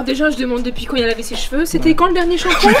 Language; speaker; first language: French; native; French